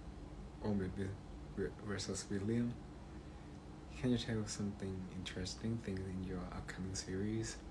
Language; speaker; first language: English; non-native, learner; Thai